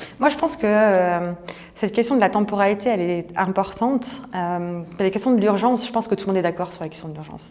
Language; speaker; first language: French; native; French